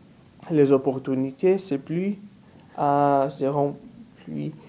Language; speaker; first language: French; non-native, learner; Portuguese